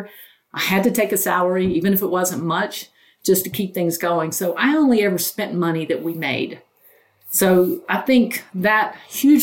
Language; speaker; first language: English; native; English